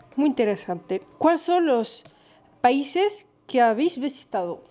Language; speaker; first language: Spanish; non-native, learner; French